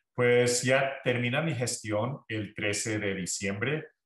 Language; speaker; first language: Spanish; early bilingual, heritage; Spanish